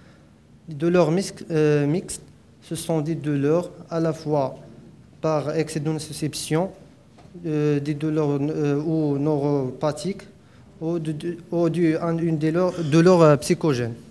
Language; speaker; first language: French; non-native, local second language; Arabic